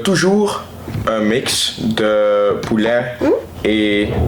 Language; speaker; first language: French; non-native, learner; Dutch